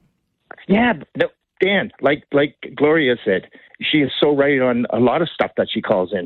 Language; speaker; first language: English; native; English